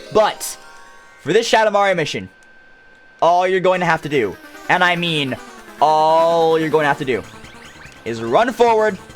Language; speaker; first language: English; native; English